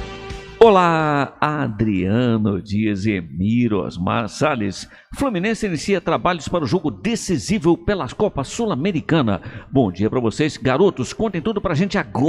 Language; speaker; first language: Portuguese; native; Portuguese